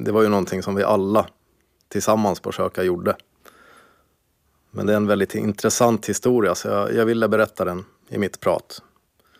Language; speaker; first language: Swedish; native; Swedish